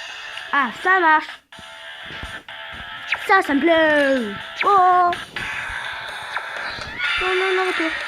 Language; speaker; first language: French; native; French